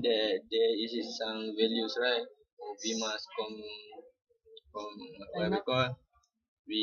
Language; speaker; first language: English; non-native, local second language; Malay